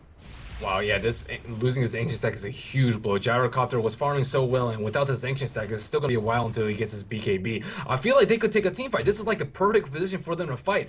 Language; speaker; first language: English; native; English